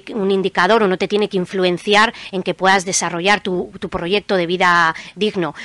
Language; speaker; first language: Spanish; native; Spanish